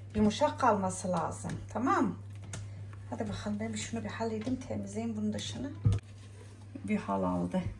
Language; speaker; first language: Turkish; native; Turkish